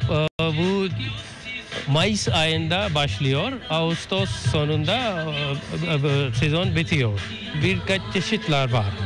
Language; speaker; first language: Turkish; non-native, learner; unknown